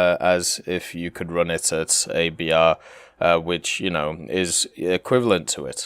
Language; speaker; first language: English; native; English